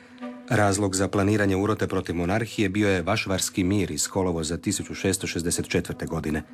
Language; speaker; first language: Serbian; native; Serbian